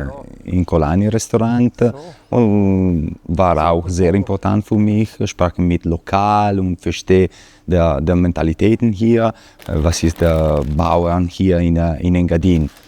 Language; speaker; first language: German; non-native, learner; Italian